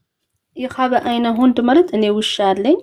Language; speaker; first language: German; non-native, learner; Amharic